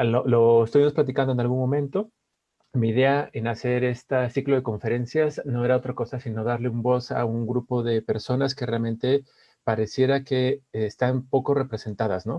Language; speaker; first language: Spanish; native; Spanish